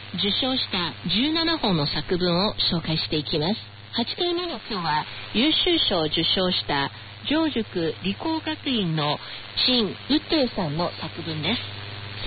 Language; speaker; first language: Japanese; non-native, fluent; Chinese